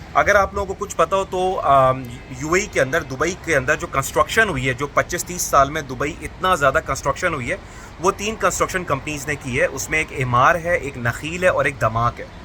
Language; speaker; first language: Urdu; native; Urdu